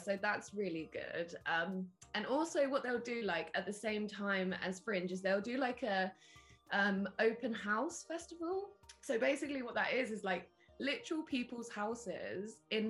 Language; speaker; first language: English; native; English